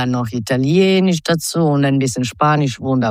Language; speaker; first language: German; non-native, fluent; Croatian